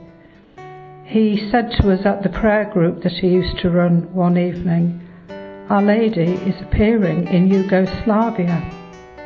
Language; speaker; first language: English; native; English